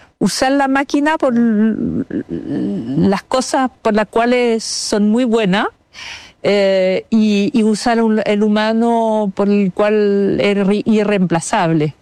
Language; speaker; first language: Spanish; non-native, fluent; French